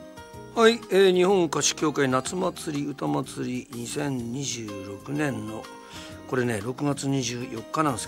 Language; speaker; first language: Japanese; native; Japanese